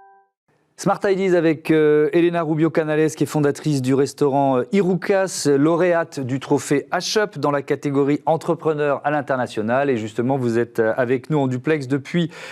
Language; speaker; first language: French; native; French